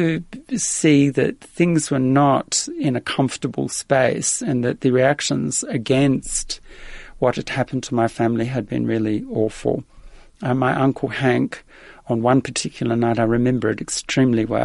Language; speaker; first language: English; early bilingual, other home language; Dutch